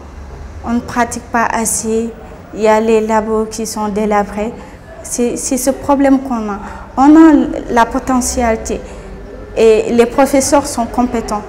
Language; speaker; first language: French; non-native, local second language; Wolof